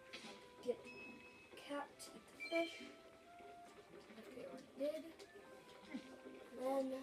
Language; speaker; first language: English; native; English